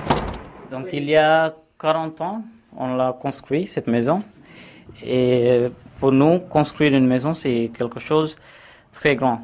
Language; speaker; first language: French; non-native, fluent; Tamil